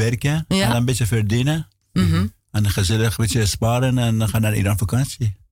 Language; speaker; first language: Dutch; non-native, learner; Persian